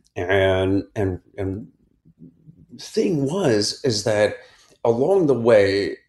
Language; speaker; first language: English; native; English